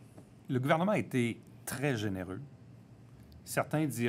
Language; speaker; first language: French; native; French